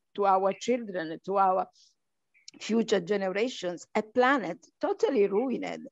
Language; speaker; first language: English; non-native, fluent; Italian